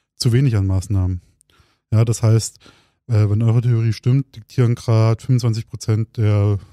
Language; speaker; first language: German; native; German